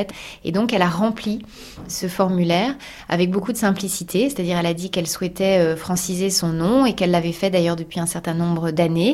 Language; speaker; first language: French; native; French